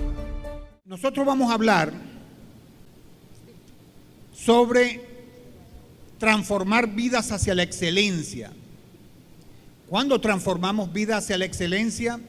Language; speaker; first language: Spanish; native; Spanish